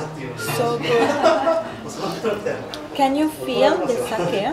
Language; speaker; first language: English; non-native, fluent; Italian